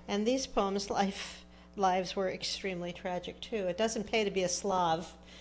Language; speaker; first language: English; native; English